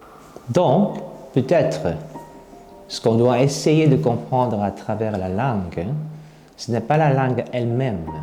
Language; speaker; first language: French; non-native, fluent; Korean